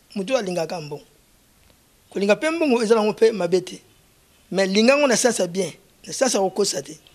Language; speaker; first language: Lingala; native; Lingala